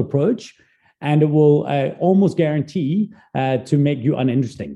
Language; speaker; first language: English; native; English